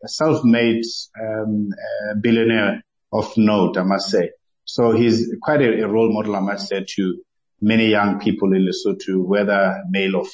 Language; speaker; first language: English; non-native, local second language; Southern Sotho